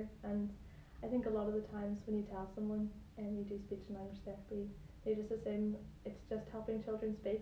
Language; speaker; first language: English; native; English